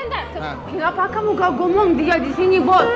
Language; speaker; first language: Indonesian; non-native, learner; Russian